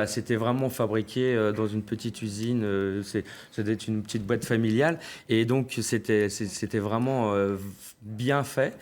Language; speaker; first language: French; native; French